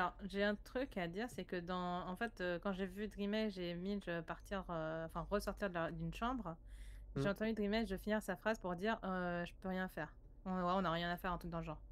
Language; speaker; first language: French; native; French